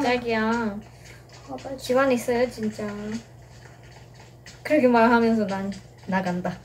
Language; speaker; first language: Korean; non-native, fluent; Japanese